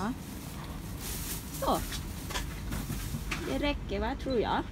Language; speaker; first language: Swedish; non-native, learner; Thai